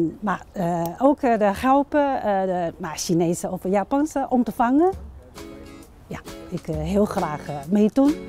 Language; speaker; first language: Dutch; non-native, learner; Chinese